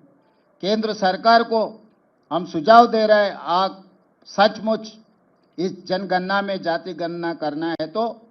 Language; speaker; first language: Hindi; non-native, local second language; Telugu